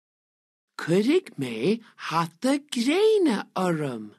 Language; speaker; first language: Irish; non-native, learner; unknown